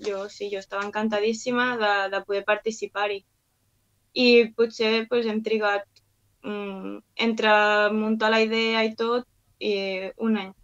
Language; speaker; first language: Catalan; non-native, local second language; Spanish